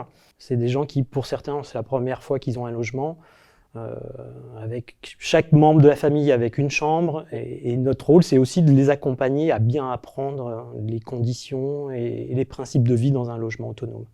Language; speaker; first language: French; native; French